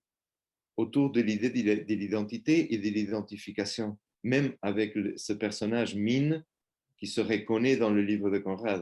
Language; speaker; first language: French; non-native, fluent; Spanish